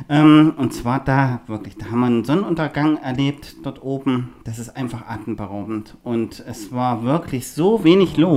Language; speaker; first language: German; native; German